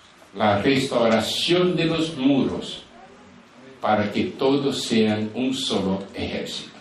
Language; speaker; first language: Spanish; non-native, fluent; Portuguese